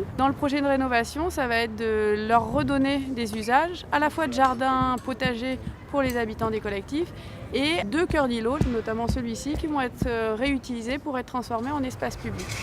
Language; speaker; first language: French; native; French